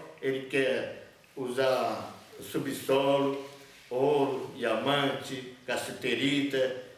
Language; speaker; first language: Portuguese; non-native, local second language; Yanomámi